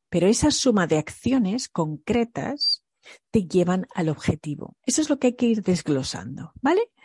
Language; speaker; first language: Spanish; early bilingual, other home language; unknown